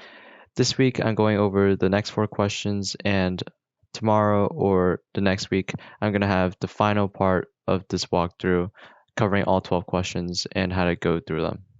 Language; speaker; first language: English; native; English